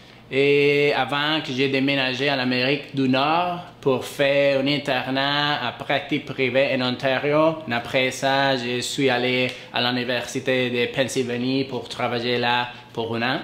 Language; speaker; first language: French; non-native, learner; Spanish